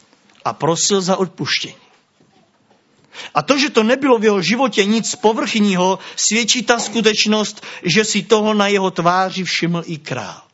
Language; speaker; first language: Czech; native; Czech